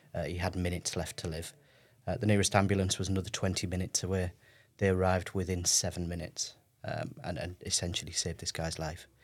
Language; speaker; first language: English; native; English